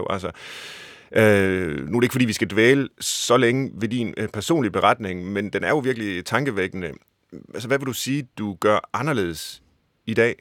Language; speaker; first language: Danish; native; Danish